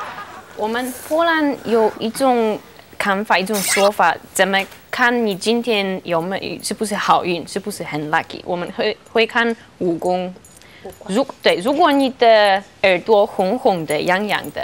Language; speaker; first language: Chinese; non-native, fluent; Polish